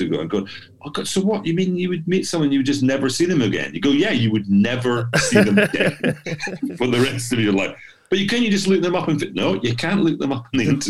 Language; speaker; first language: English; native; English